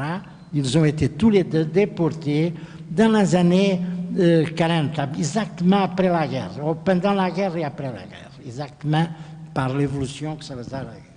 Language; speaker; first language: French; non-native, fluent; Portuguese